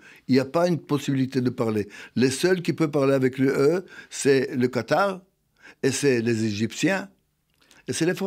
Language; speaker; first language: French; non-native, fluent; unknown